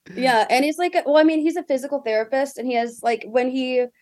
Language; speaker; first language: English; native; English